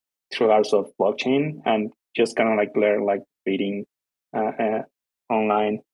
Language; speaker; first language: English; non-native, fluent; Spanish